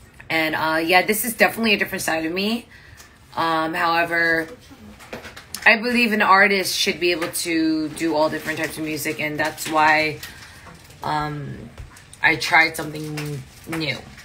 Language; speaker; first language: English; early bilingual, other home language; Korean